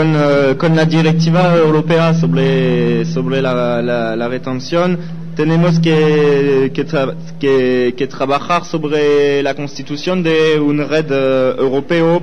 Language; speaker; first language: Spanish; non-native, learner; French